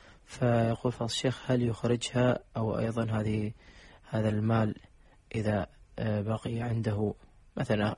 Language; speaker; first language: Arabic; native; Arabic